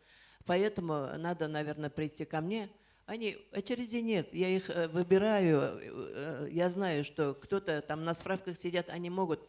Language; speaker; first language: Russian; native; Russian